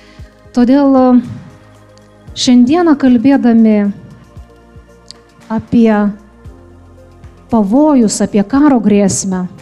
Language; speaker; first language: Lithuanian; native; Lithuanian